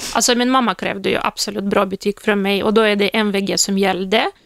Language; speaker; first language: Swedish; non-native, fluent; Russian